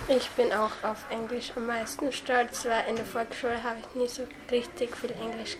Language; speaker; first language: German; early bilingual, other home language; Croatian